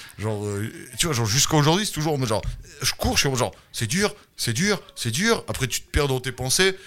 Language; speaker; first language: French; early bilingual, other home language; Russian